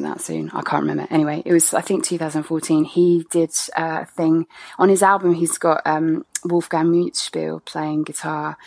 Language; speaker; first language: English; native; English